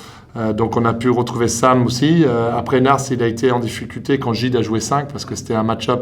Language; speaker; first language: French; native; French